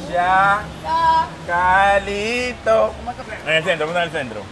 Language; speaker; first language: Spanish; native; Spanish